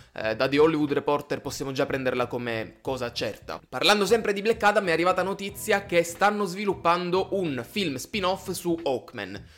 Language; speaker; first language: Italian; native; Italian